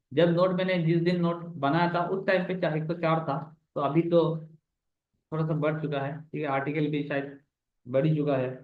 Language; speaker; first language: Hindi; non-native, local second language; Bangla